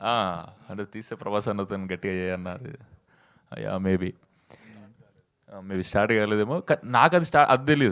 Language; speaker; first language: Telugu; native; Telugu